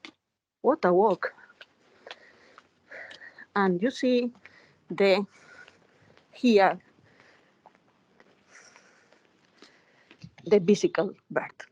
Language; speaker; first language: English; non-native, fluent; Spanish